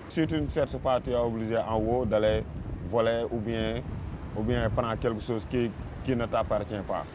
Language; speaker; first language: French; non-native, local second language; Wolof